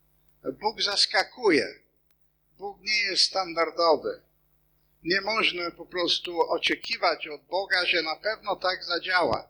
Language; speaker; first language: Polish; non-native, fluent; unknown